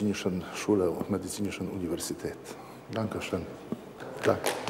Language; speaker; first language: German; non-native, learner; Polish